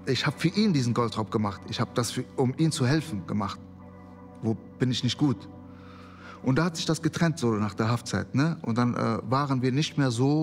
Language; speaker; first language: German; early bilingual, other home language; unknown